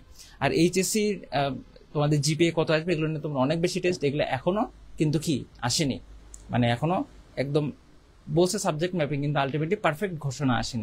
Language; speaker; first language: Bangla; native; Bangla